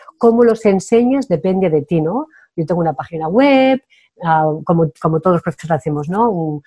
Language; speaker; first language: Spanish; native; Spanish